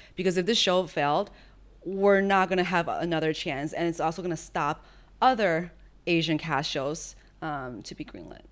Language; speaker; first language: English; early bilingual, other home language; Chinese